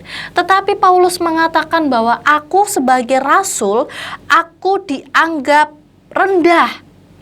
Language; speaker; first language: Indonesian; native; Indonesian